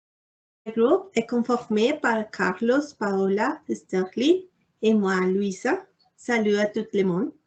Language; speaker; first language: French; non-native, learner; Spanish